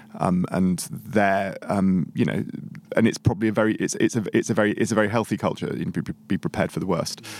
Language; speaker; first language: English; native; English